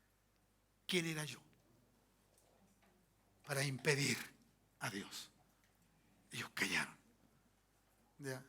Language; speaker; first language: Spanish; native; Spanish